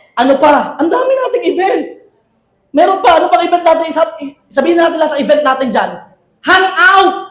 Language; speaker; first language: Filipino; native; Filipino